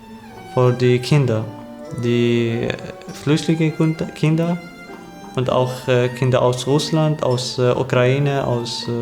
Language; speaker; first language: German; non-native, learner; Arabic